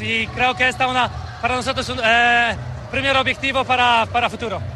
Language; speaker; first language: Spanish; non-native, learner; Polish